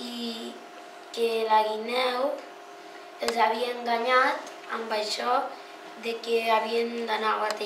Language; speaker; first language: Catalan; native; Catalan